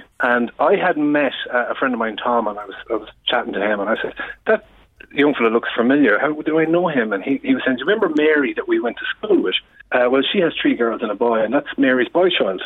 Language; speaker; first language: English; native; English